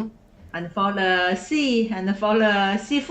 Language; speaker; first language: English; non-native, learner; Chinese